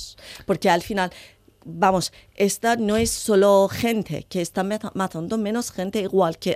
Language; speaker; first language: Spanish; non-native, learner; Persian